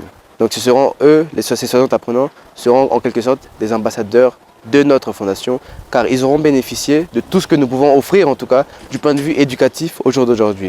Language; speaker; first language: French; non-native, local second language; Lingala